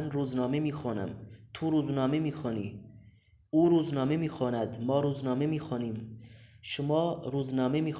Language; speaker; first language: Persian; non-native, fluent; Urdu